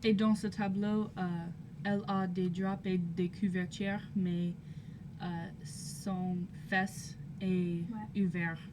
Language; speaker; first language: French; non-native, learner; English